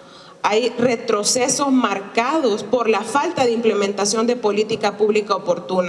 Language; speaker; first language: Spanish; native; Spanish